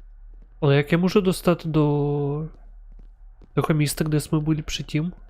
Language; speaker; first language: Czech; non-native, learner; Ukrainian